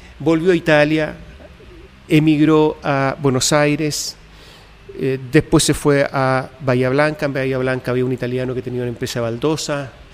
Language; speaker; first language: Spanish; native; Spanish